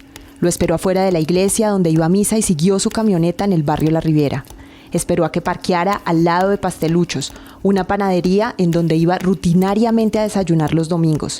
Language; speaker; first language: Spanish; native; Spanish